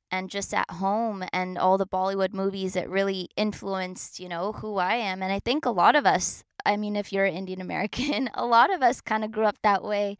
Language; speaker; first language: English; native; English